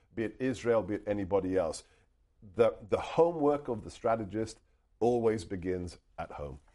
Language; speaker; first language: English; non-native, local second language; Hungarian